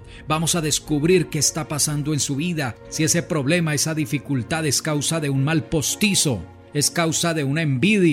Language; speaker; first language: Spanish; native; Spanish